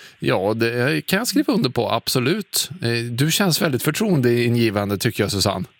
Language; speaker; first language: Swedish; native; Swedish